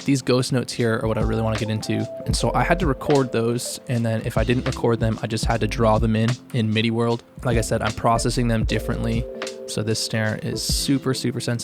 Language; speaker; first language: English; native; English